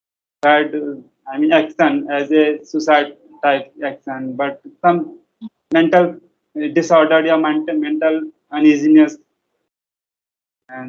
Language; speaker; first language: English; non-native, learner; Hindi